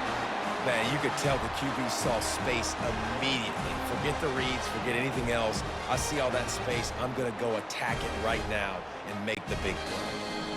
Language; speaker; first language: English; native; English